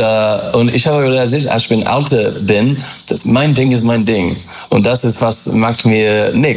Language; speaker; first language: German; non-native, learner; English